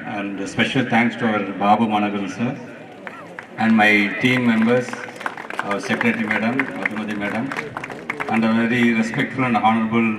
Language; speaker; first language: English; non-native, local second language; Tamil